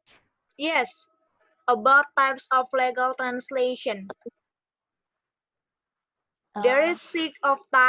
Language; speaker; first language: English; non-native, learner; Indonesian